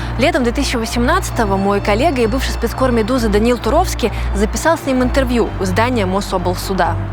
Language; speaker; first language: Russian; native; Russian